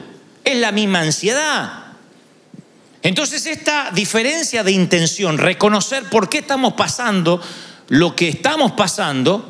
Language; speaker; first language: Spanish; native; Spanish